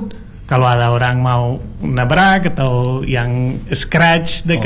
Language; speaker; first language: Indonesian; non-native, fluent; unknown